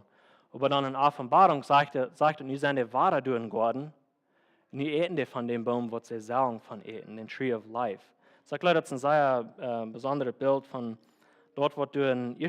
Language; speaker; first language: German; non-native, learner; Plautdietsch